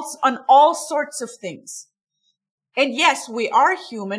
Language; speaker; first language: English; non-native, fluent; German